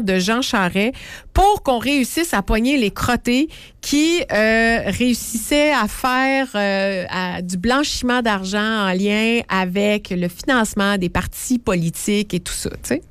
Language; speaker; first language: French; native; French